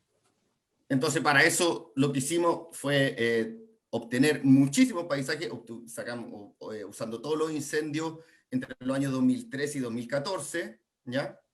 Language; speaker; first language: Spanish; native; Spanish